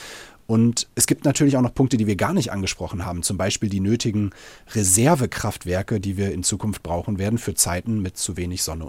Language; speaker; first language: German; native; German